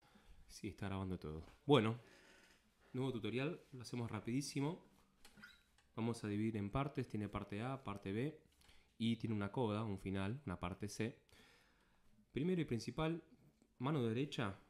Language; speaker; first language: Spanish; native; Spanish